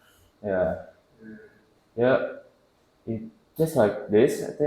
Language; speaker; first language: English; non-native, learner; Indonesian